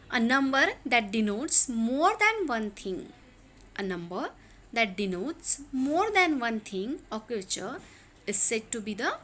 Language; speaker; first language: English; non-native, local second language; Marathi